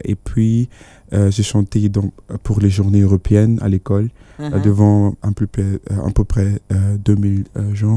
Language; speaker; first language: French; non-native, fluent; Yoruba